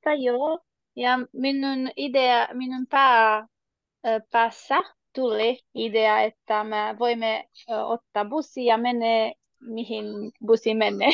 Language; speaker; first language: Finnish; non-native, learner; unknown